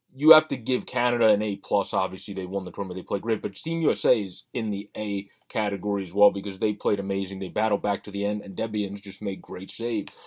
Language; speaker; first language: English; native; English